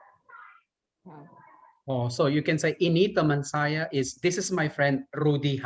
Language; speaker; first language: English; non-native, fluent; Thai